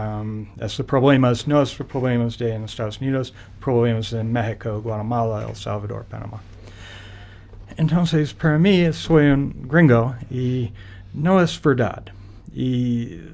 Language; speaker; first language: Spanish; non-native, learner; English